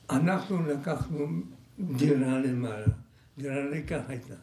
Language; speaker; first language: Hebrew; non-native, fluent; Polish